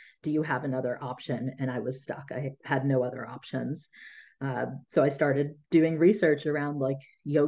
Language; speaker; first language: English; early bilingual, other home language; Tamil